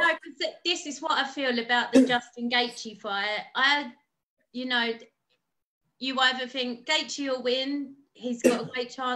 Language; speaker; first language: English; native; English